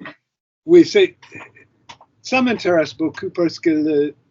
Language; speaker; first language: French; non-native, fluent; English